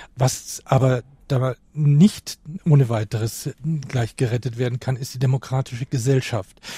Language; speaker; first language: German; native; German